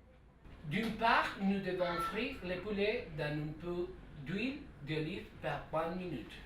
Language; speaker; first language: French; non-native, learner; Spanish